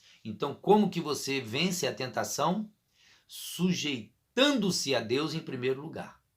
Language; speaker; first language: Portuguese; native; Portuguese